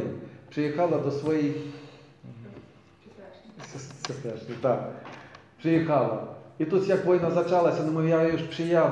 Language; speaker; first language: Polish; non-native, learner; Ukrainian